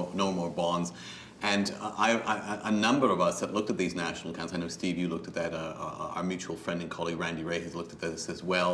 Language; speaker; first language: English; native; English